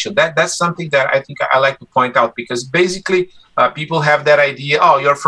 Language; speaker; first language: English; non-native, fluent; Portuguese